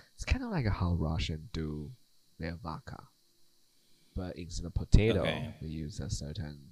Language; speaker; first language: English; non-native, fluent; Chinese